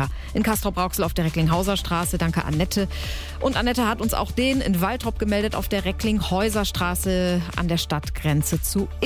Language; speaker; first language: German; native; German